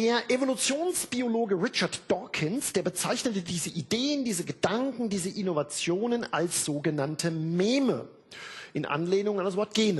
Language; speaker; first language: German; native; German